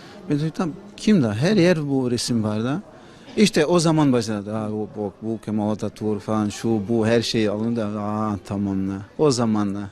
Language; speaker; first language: Turkish; non-native, learner; Portuguese